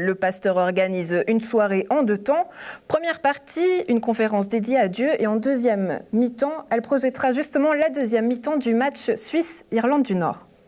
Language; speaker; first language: French; native; French